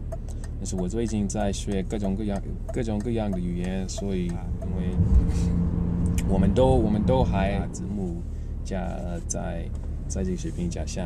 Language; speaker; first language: Chinese; non-native, learner; English